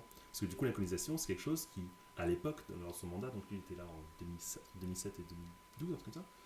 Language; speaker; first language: French; native; French